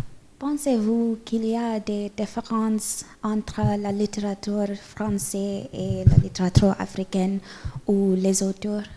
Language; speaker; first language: French; non-native, learner; English